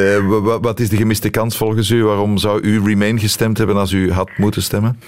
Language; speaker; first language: Dutch; native; Dutch